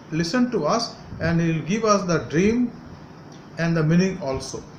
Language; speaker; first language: English; non-native, local second language; Hindi